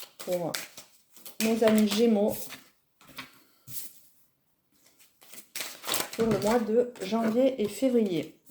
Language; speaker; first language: French; native; French